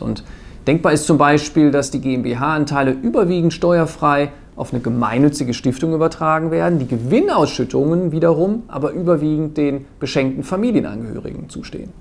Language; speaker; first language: German; native; German